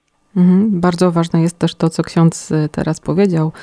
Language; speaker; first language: Polish; native; Polish